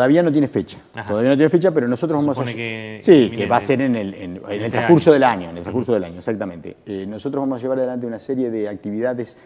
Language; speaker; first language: Spanish; native; Spanish